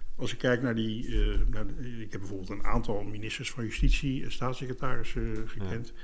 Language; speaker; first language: Dutch; native; Dutch